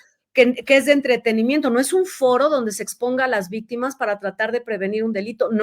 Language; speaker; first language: Spanish; native; Spanish